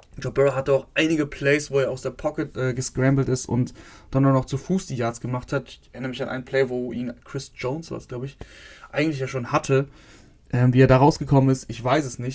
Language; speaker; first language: German; native; German